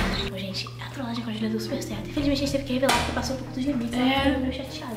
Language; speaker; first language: Portuguese; native; Portuguese